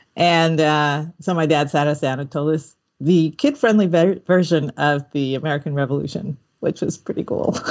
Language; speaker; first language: English; early bilingual, other home language; Spanish